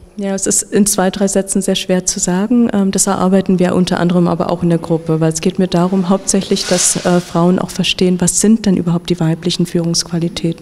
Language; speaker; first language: German; native; German